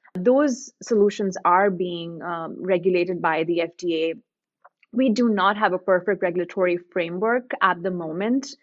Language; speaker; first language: English; non-native, local second language; Hindi